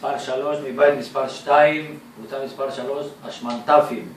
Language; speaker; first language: Hebrew; native; Hebrew